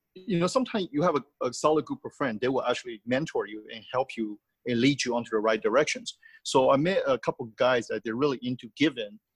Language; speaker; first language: English; early bilingual, other home language; Chinese